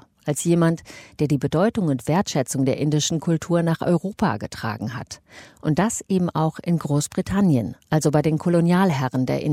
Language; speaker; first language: German; native; German